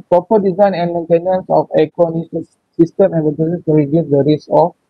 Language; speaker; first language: English; non-native, local second language; Malay